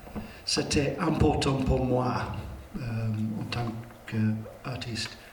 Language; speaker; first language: French; non-native, learner; English